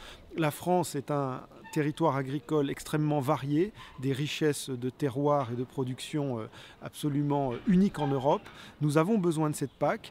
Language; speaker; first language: French; native; French